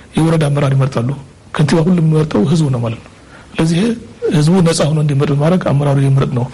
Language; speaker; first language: Amharic; non-native, local second language; Tigrinya